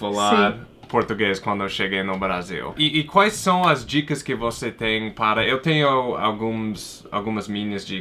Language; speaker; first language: Portuguese; non-native, fluent; English